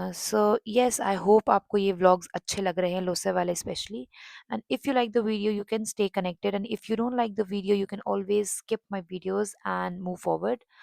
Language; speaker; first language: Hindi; non-native, local second language; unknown